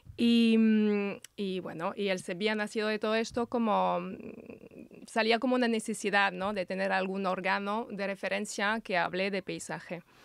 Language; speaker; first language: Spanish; non-native, fluent; French